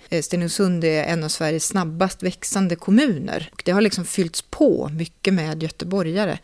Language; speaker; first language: Swedish; native; Swedish